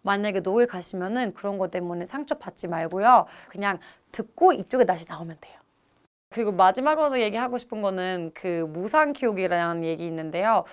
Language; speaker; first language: Korean; non-native, fluent; German